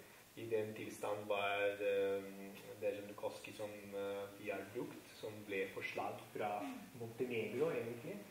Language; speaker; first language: Norwegian; non-native, fluent; Italian